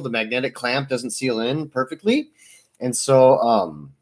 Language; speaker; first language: English; native; English